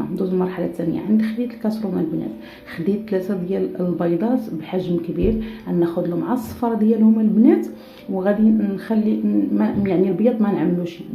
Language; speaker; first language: Arabic; native; Arabic